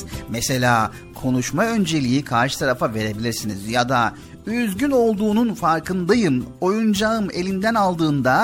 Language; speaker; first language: Turkish; native; Turkish